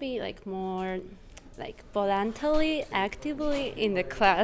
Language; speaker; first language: English; non-native, fluent; Japanese